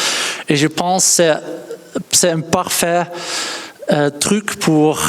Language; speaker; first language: French; non-native, learner; Dutch